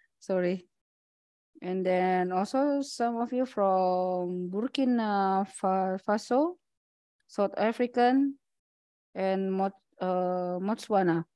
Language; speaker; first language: English; non-native, learner; Indonesian